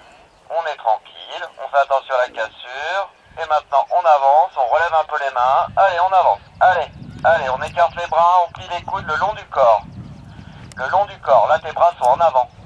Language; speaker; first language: French; native; French